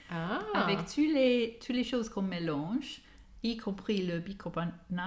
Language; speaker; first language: French; non-native, learner; English